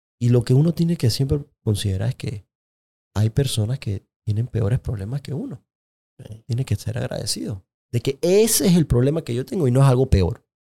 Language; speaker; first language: Spanish; native; Spanish